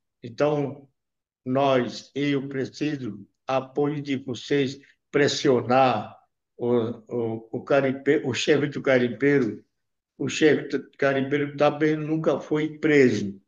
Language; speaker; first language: Portuguese; non-native, local second language; Yanomámi